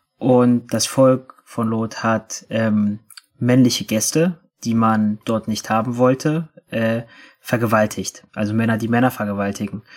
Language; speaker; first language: German; native; German